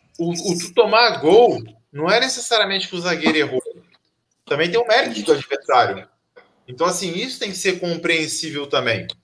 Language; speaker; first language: Portuguese; native; Portuguese